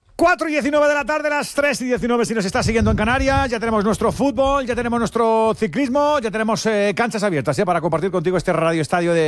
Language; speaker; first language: Spanish; native; Spanish